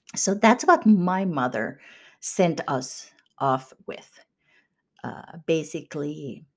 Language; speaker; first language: English; non-native, fluent; Swedish